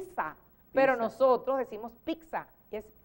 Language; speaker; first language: Spanish; native; Spanish